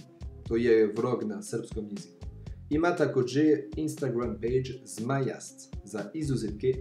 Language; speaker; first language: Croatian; non-native, fluent; French